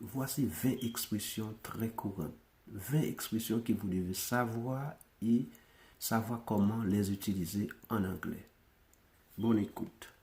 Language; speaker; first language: French; non-native, local second language; Haitian Creole